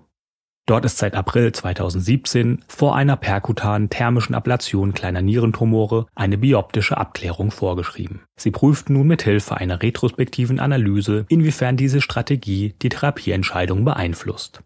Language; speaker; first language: German; native; German